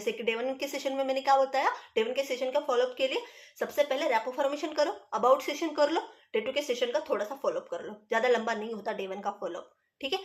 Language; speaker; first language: Hindi; non-native, local second language; Marathi